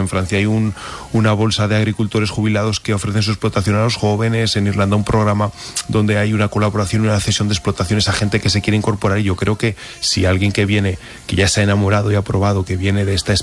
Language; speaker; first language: Spanish; native; Spanish